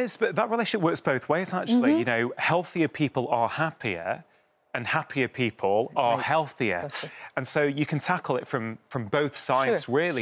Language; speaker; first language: English; native; English